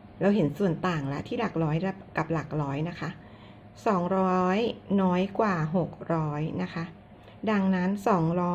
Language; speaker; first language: Thai; native; Thai